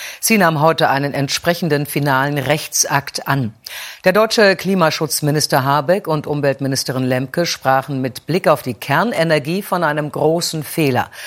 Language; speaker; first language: German; native; German